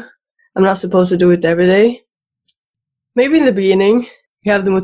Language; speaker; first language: English; non-native, fluent; Swedish